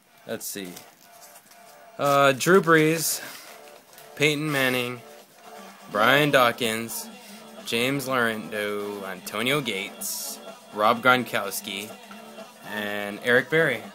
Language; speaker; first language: English; native; English